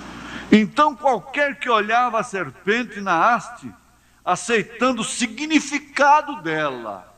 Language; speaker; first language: Portuguese; native; Portuguese